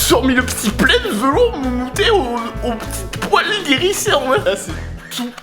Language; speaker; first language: French; native; French